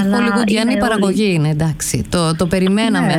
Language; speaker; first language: Greek; native; Greek